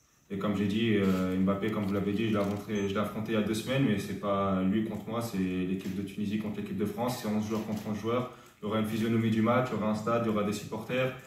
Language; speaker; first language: French; early bilingual, other home language; Arabic